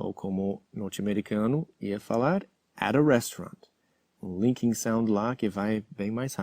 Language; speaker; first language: Portuguese; non-native, fluent; English